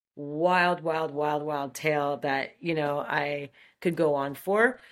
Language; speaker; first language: English; non-native, fluent; French